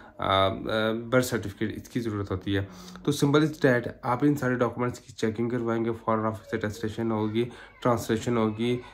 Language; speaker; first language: Urdu; non-native, local second language; Punjabi